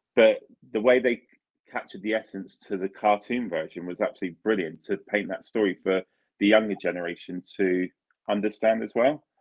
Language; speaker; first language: English; early bilingual, other home language; Italian